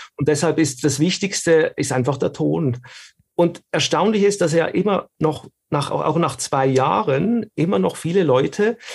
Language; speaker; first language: German; native; German